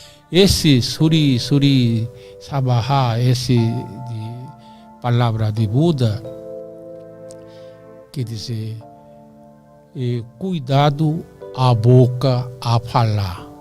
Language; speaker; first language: Portuguese; non-native, learner; Korean